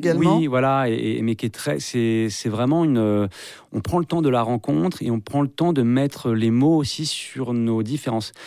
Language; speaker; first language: French; native; French